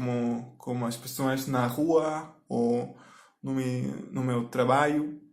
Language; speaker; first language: Portuguese; non-native, learner; Turkish